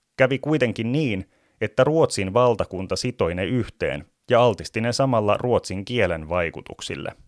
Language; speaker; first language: Finnish; native; Finnish